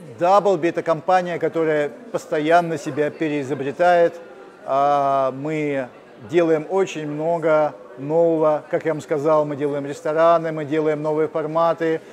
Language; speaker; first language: Russian; native; Russian